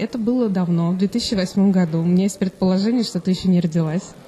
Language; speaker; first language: Russian; native; Russian